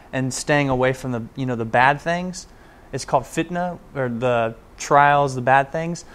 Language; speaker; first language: English; native; English